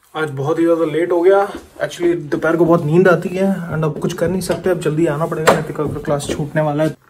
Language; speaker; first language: Hindi; native; Hindi